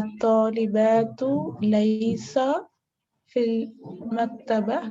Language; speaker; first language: Arabic; non-native, learner; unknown